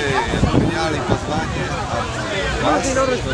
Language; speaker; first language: Russian; non-native, learner; Czech